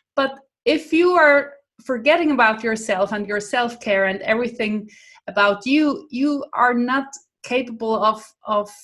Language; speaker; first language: English; non-native, fluent; Swiss German